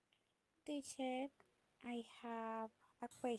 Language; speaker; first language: English; non-native, learner; Spanish